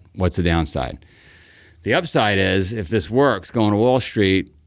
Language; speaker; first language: English; native; English